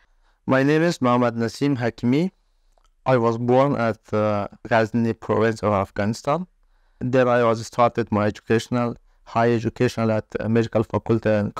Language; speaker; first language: English; non-native, learner; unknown